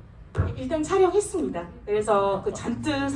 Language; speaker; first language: Korean; native; Korean